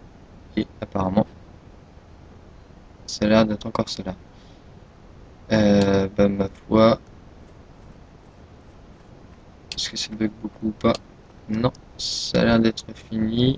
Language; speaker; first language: French; native; French